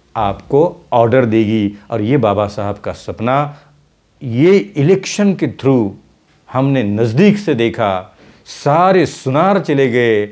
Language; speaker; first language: Hindi; non-native, local second language; Marathi